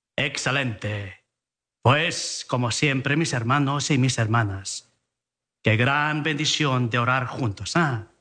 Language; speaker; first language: Spanish; early bilingual, heritage; Spanish